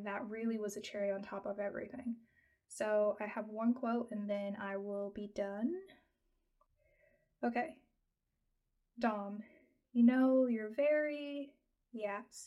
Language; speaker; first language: English; native; English